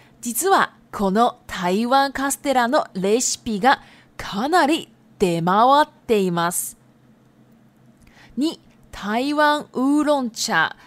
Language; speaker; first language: Japanese; non-native, fluent; Chinese